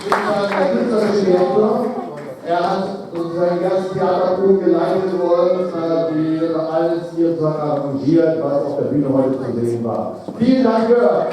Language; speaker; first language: German; native; German